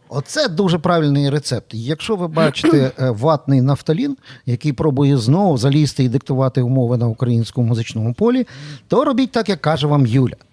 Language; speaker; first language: Ukrainian; native; Ukrainian